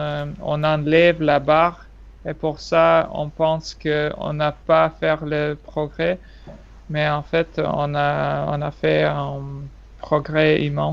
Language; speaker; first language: French; non-native, fluent; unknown